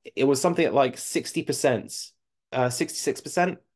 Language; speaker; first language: English; native; English